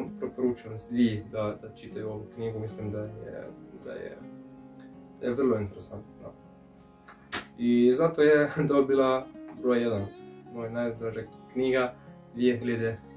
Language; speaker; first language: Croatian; early bilingual, heritage; English